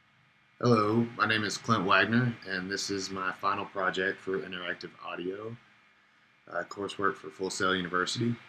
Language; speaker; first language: English; native; English